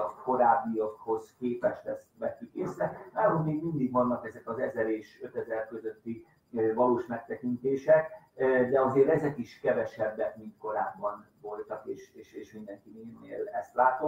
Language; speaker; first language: Hungarian; native; Hungarian